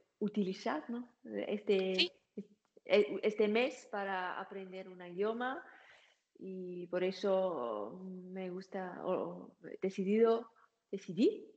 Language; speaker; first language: Spanish; non-native, learner; German